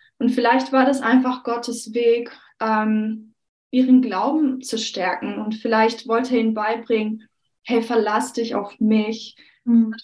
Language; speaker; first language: German; native; German